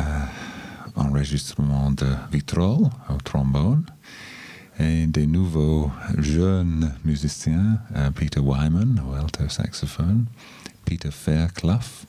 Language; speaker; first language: French; non-native, learner; English